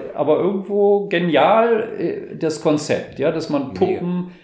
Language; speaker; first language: German; native; German